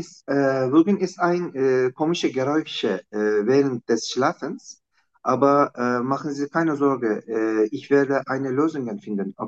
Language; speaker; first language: German; non-native, fluent; Turkish